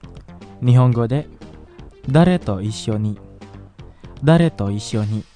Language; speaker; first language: Japanese; non-native, fluent; Indonesian